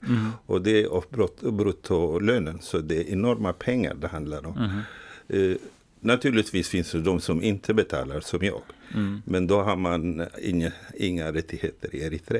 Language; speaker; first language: Swedish; non-native, fluent; Tigrinya